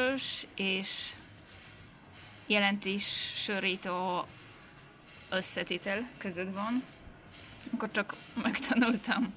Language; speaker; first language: Hungarian; non-native, fluent; Polish